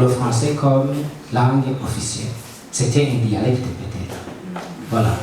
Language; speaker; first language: French; non-native, local second language; Rundi